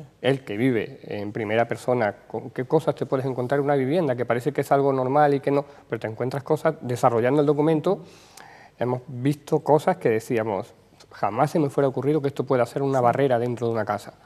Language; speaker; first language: Spanish; native; Spanish